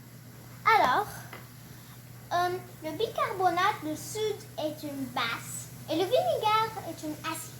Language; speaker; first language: French; non-native, learner; English